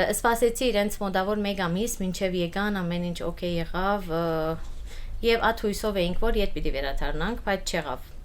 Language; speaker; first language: Armenian; early bilingual, heritage; Armenian